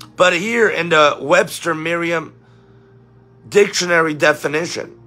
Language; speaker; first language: English; native; English